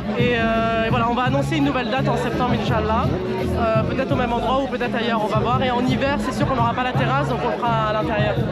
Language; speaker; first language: French; non-native, local second language; Arabic